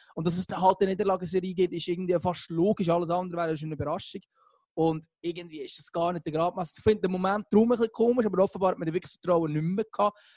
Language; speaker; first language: German; native; German